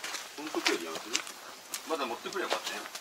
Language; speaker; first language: Japanese; native; Japanese